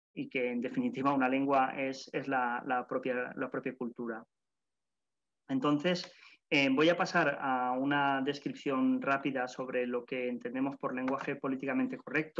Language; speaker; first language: Spanish; native; Spanish